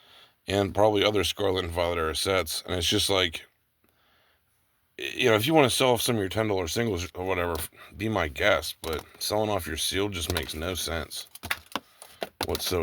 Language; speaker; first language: English; native; English